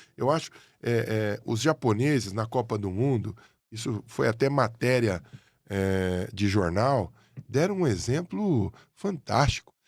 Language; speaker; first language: Portuguese; native; Portuguese